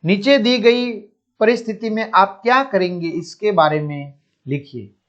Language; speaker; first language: Hindi; non-native, local second language; Gujarati